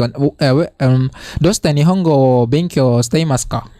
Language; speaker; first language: Japanese; non-native, learner; Indonesian